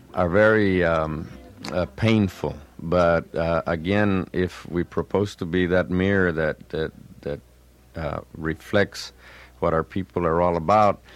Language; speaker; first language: English; early bilingual, other home language; Spanish